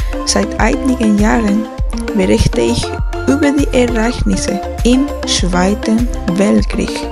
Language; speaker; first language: German; non-native, fluent; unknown